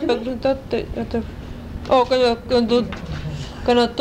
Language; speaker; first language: Spanish; early bilingual, heritage; Spanish